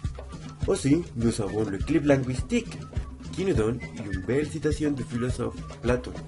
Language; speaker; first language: French; non-native, learner; Spanish